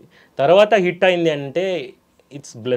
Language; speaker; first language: Telugu; non-native, local second language; Tamil